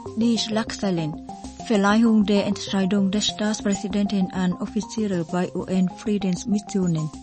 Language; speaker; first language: German; non-native, fluent; Vietnamese